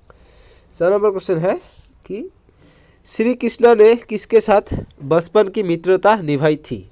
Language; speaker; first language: Hindi; non-native, local second language; Assamese